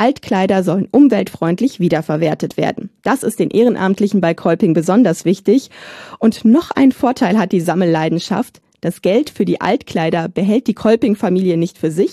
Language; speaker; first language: German; native; German